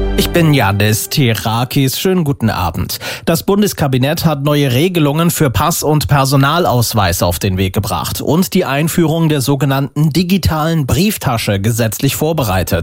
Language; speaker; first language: German; native; German